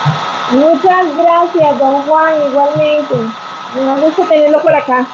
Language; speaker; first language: Spanish; native; Spanish